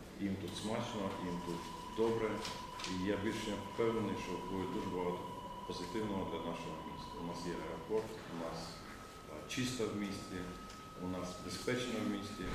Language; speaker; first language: Ukrainian; non-native, fluent; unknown